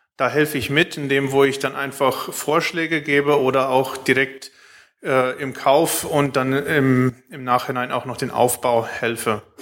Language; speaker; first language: German; early bilingual, heritage; Plautdietsch